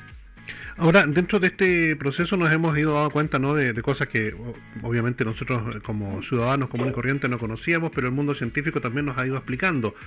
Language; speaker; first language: Spanish; native; Spanish